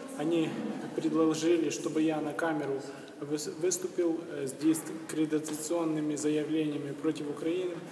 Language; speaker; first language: Russian; non-native, local second language; Ukrainian